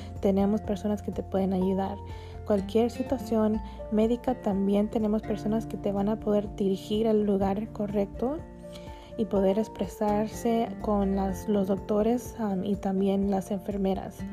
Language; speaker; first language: Spanish; early bilingual, heritage; Spanish